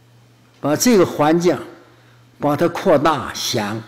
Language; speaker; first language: Chinese; native; Chinese